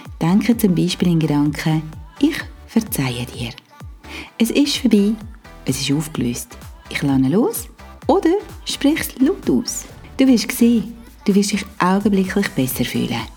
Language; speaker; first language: German; native; German